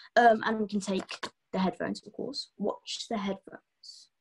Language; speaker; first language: English; native; English